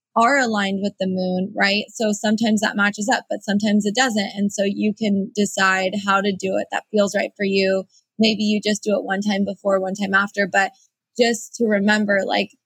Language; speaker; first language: English; early bilingual, other home language; Persian